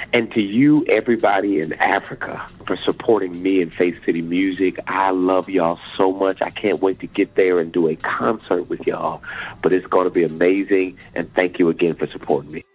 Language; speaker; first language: English; native; English